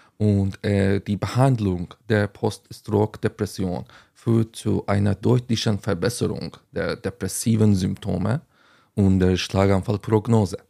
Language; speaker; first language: German; non-native, fluent; Azerbaijani